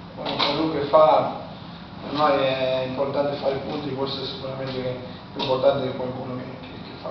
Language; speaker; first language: Italian; non-native, fluent; Spanish